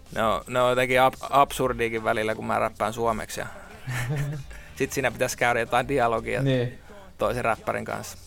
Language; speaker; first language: Finnish; native; Finnish